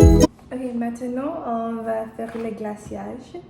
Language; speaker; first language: French; non-native, learner; English